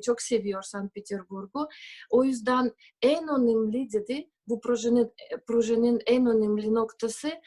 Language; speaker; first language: Turkish; non-native, fluent; Russian